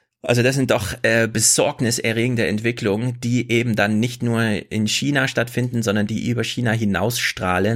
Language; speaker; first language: German; native; German